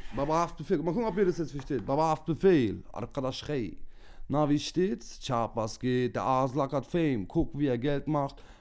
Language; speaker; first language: German; early bilingual, other home language; Turkish